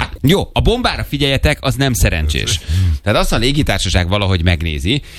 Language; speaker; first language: Hungarian; native; Hungarian